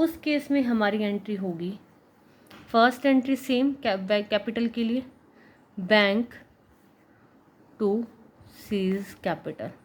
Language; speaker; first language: Hindi; native; Hindi